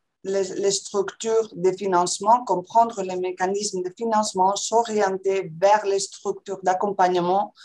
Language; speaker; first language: French; non-native, fluent; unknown